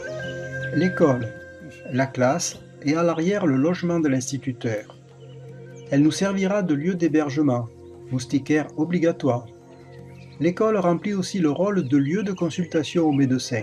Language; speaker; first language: French; native; French